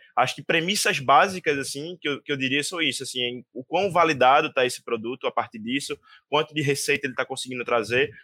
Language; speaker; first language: Portuguese; native; Portuguese